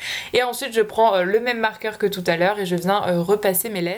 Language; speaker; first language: French; native; French